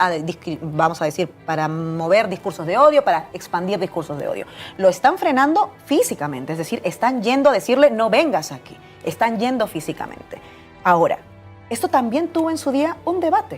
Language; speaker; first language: Spanish; native; Spanish